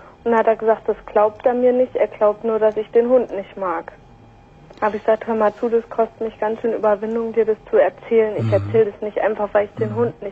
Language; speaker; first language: German; native; German